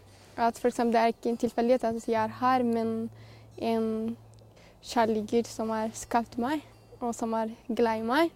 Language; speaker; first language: Norwegian; non-native, fluent; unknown